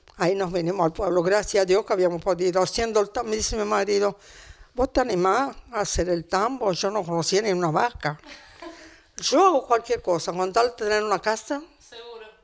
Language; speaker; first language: Spanish; non-native, fluent; Italian